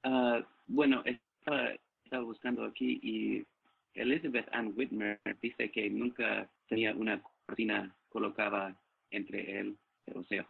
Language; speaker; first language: Spanish; non-native, fluent; English